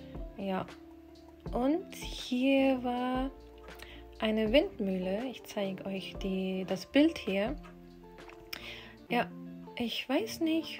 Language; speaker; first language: German; non-native, fluent; Urdu